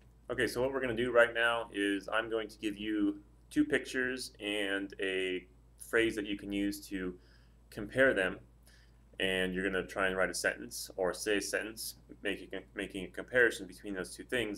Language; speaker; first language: English; native; English